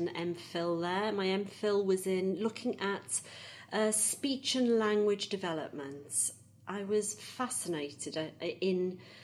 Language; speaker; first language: English; native; English